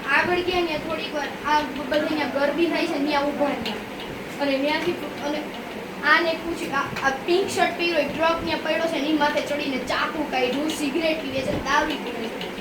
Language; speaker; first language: Gujarati; native; Gujarati